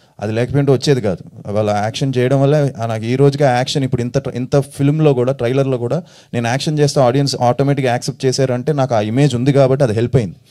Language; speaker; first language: Telugu; native; Telugu